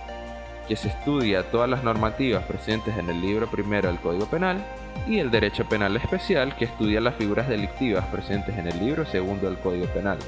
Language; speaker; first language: Spanish; native; Spanish